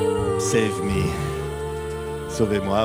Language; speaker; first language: French; native; French